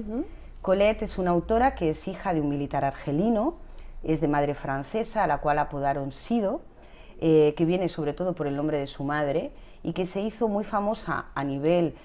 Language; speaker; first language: Spanish; native; Spanish